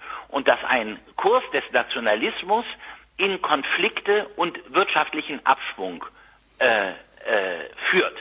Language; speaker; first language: German; native; German